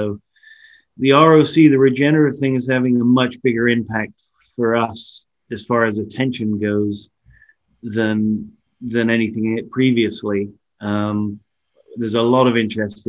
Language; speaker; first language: English; non-native, fluent; Spanish